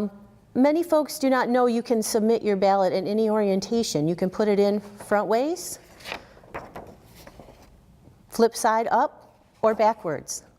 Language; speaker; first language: English; native; English